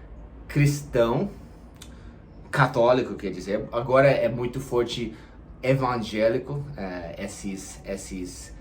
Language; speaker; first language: Portuguese; non-native, fluent; English